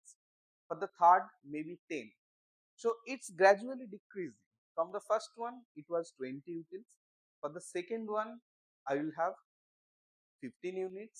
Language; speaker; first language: English; non-native, local second language; Bangla